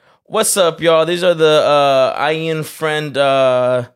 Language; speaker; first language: English; early bilingual, other home language; Spanish